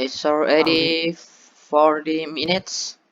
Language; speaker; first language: English; non-native, learner; Indonesian